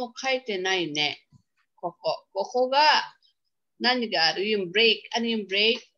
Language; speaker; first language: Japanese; non-native, fluent; Filipino